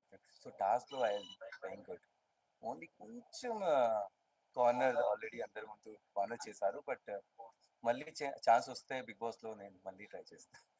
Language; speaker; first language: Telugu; non-native, learner; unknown